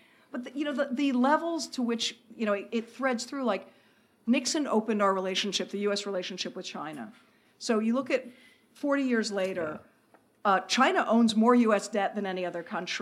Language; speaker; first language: English; native; English